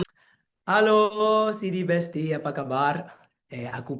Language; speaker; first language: Indonesian; non-native, learner; Thai